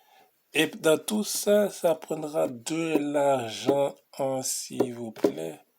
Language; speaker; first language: French; non-native, local second language; Haitian Creole